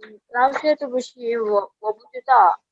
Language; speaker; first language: Chinese; non-native, learner; Indonesian